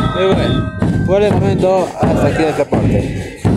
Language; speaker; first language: Spanish; native; Spanish